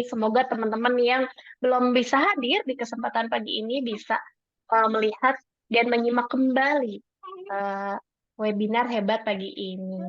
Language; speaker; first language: Indonesian; native; Indonesian